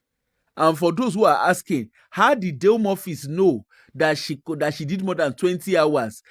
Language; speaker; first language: English; non-native, local second language; Yoruba